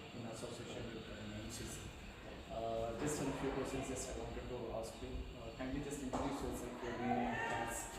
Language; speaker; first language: English; non-native, local second language; Tamil